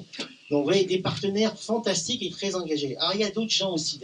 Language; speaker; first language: French; native; French